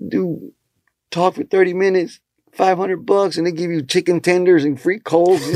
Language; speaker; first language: English; early bilingual, other home language; Spanish